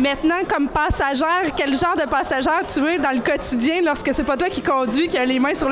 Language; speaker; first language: French; native; French